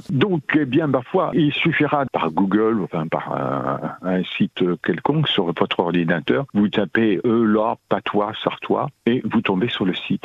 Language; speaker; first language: French; native; French